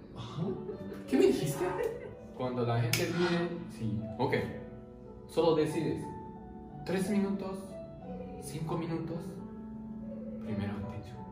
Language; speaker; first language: Spanish; non-native, learner; Japanese